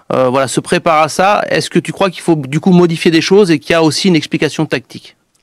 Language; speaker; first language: French; native; French